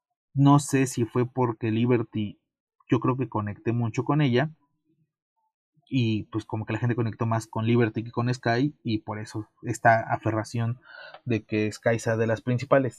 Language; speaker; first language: Spanish; native; Spanish